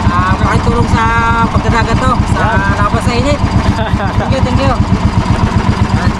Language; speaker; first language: Filipino; native; Filipino